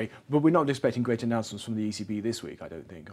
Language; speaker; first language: English; native; English